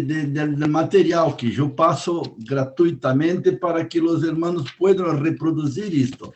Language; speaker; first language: Spanish; non-native, fluent; Portuguese